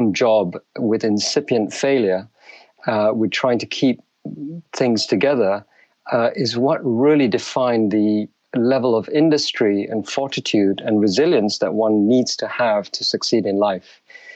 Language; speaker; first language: English; native; English